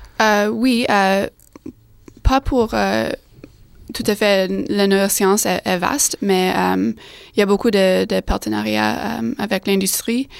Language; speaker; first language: French; non-native, fluent; English